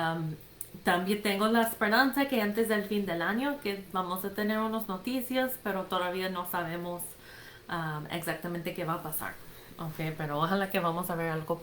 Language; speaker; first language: Spanish; non-native, fluent; English